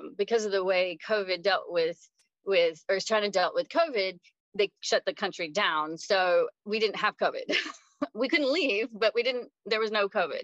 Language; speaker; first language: English; native; English